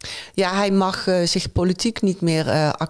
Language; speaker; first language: Dutch; native; Dutch